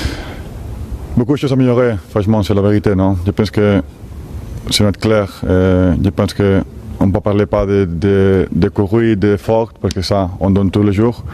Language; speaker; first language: French; non-native, fluent; Spanish